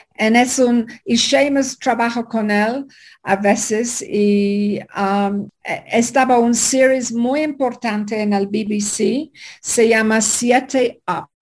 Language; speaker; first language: Spanish; non-native, learner; English